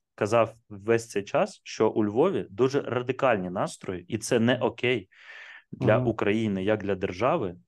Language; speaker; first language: Ukrainian; non-native, local second language; Russian